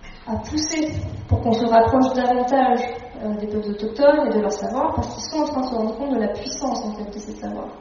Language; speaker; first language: French; native; French